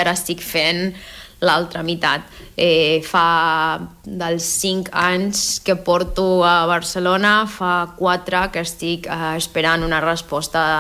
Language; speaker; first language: Catalan; non-native, fluent; Spanish